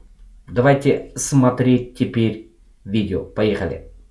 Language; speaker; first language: Russian; non-native, local second language; Tajik